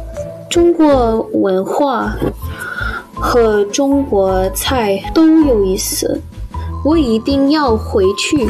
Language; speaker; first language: Chinese; non-native, learner; English